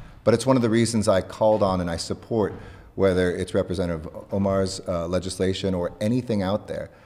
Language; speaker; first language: English; native; English